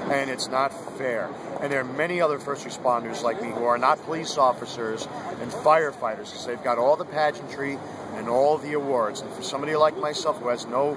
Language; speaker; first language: English; native; English